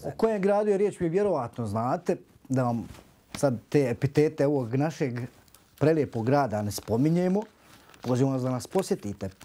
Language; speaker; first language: Croatian; native; Croatian